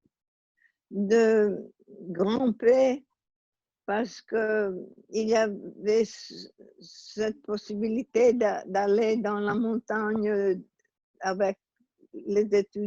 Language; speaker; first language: French; non-native, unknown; Italian